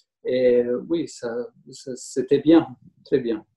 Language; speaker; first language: French; non-native, learner; German